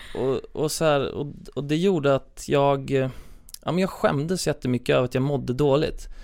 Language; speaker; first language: Swedish; native; Swedish